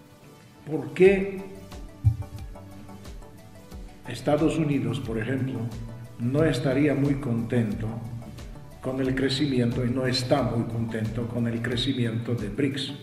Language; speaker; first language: Spanish; non-native, fluent; Russian